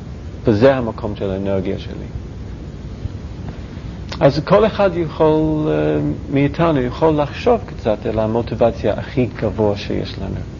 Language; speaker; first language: Hebrew; non-native, learner; English